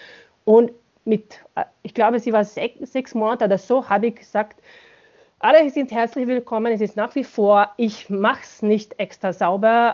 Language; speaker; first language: German; non-native, fluent; Bosnian